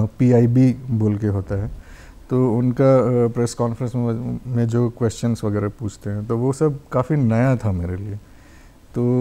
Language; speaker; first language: Hindi; non-native, local second language; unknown